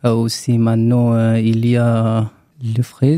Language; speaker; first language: French; non-native, learner; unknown